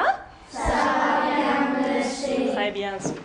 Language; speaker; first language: French; non-native, fluent; English